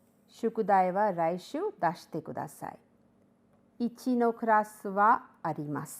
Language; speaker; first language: Japanese; non-native, fluent; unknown